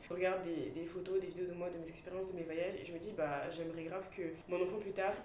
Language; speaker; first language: French; native; French